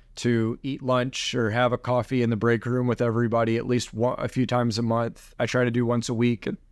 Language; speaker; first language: English; native; English